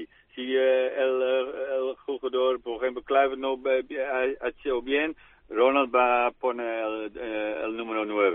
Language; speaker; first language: Spanish; non-native, fluent; Dutch